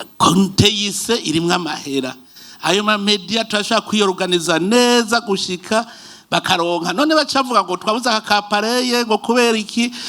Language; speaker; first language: Rundi; native; Rundi